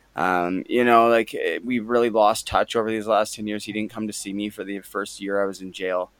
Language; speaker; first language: English; native; English